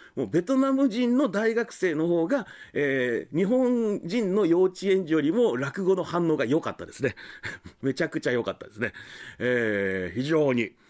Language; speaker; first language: Japanese; native; Japanese